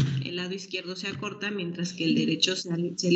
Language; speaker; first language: Spanish; native; Spanish